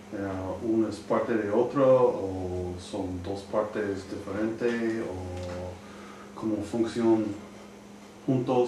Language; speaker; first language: Spanish; non-native, learner; English